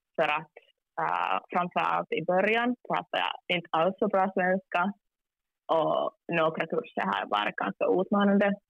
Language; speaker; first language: Swedish; non-native, local second language; Finnish